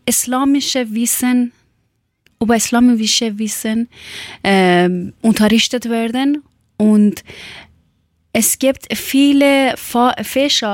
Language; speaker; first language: German; non-native, local second language; Persian